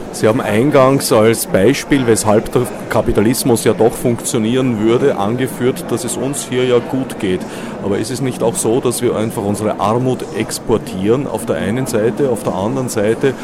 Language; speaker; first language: German; native; German